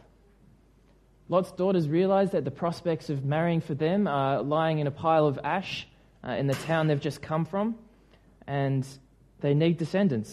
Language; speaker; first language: English; native; English